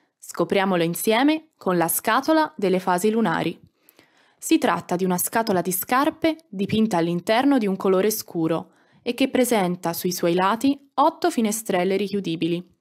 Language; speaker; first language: Italian; native; Italian